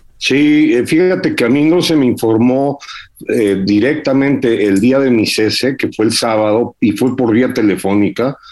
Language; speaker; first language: Spanish; early bilingual, heritage; Spanish